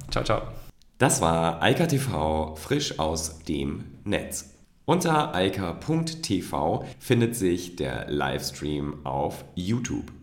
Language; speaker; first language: German; native; German